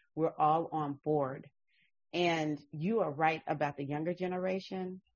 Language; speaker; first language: English; native; English